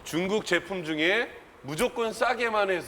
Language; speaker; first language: Korean; native; Korean